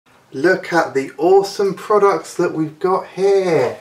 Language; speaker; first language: English; native; English